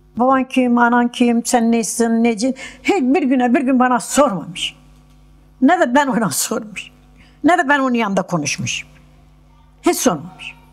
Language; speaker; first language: Turkish; non-native, local second language; Kurdish